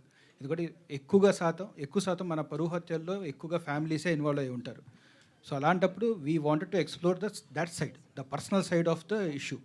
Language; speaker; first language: Telugu; native; Telugu